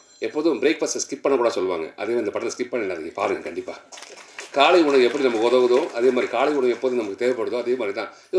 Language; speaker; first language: Tamil; native; Tamil